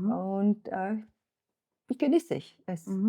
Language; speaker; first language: German; non-native, fluent; Slovenian